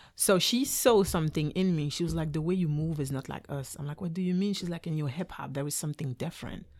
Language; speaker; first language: English; non-native, fluent; French